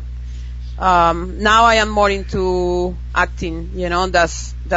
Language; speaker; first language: English; non-native, fluent; Spanish